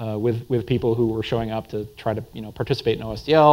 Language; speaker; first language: English; native; English